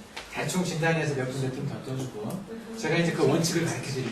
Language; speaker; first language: Korean; native; Korean